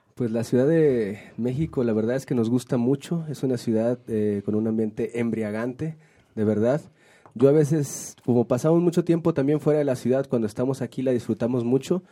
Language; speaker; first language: Spanish; native; Spanish